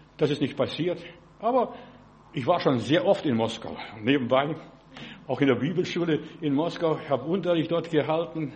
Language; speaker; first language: German; non-native, fluent; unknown